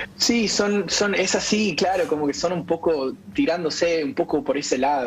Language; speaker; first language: Spanish; non-native, fluent; English